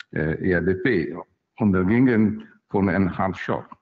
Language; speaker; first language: Dutch; non-native, fluent; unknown